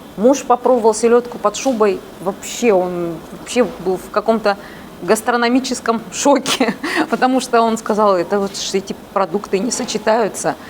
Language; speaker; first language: Russian; native; Russian